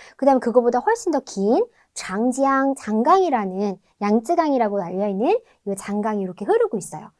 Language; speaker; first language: Korean; native; Korean